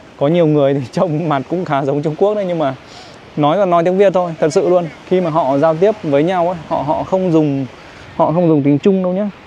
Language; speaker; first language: Vietnamese; native; Vietnamese